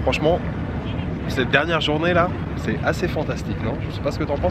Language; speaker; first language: French; native; French